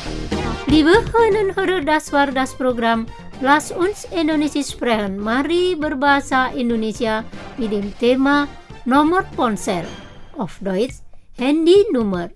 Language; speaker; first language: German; non-native, fluent; Indonesian